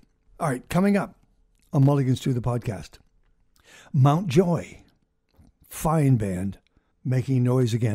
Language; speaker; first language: English; native; English